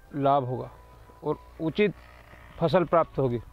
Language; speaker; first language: Hindi; native; Hindi